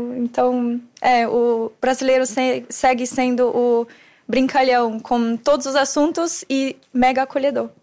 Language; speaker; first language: Portuguese; non-native, fluent; German